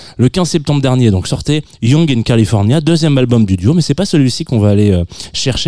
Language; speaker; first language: French; native; French